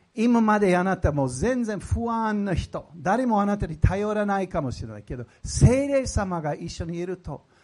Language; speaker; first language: Japanese; non-native, fluent; English